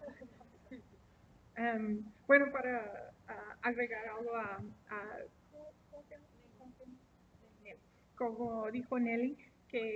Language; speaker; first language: Spanish; non-native, fluent; English